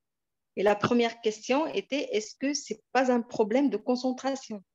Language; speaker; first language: French; non-native, local second language; Arabic